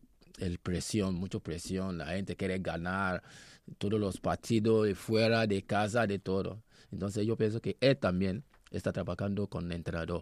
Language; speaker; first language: Spanish; non-native, learner; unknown